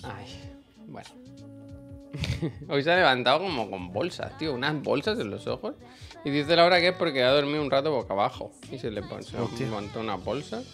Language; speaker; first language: Spanish; native; Spanish